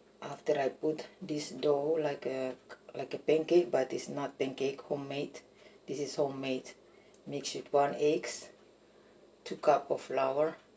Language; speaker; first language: English; non-native, learner; Indonesian